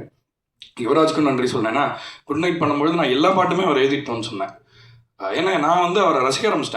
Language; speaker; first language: Tamil; native; Tamil